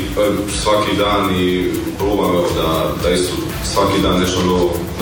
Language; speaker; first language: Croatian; early bilingual, heritage; Croatian